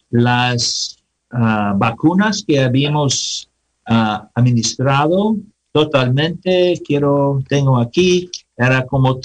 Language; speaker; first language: Spanish; non-native, learner; English